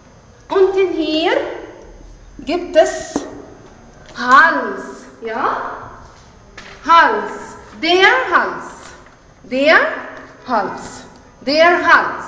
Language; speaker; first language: German; non-native, fluent; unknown